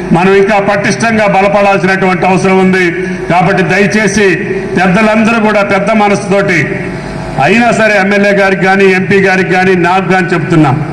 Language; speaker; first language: Telugu; native; Telugu